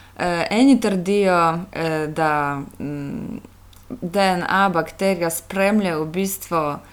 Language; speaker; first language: Slovenian; non-native, fluent; Polish